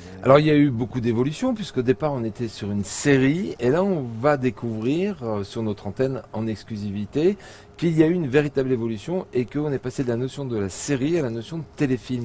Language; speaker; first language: French; native; French